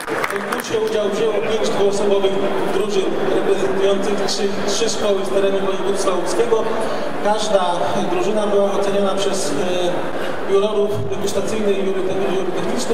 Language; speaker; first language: Polish; native; Polish